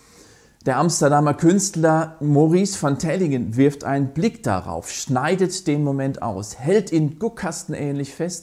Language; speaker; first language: German; native; German